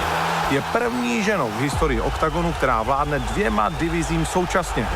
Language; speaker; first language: Czech; native; Czech